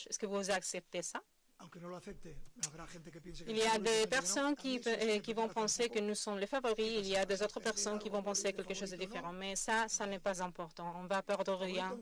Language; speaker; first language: French; non-native, fluent; Spanish